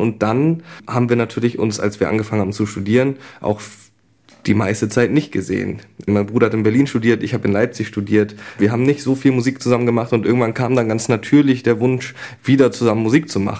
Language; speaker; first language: German; native; German